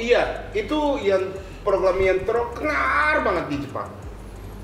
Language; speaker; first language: Indonesian; non-native, learner; Japanese